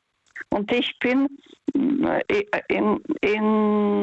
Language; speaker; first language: German; non-native, fluent; Russian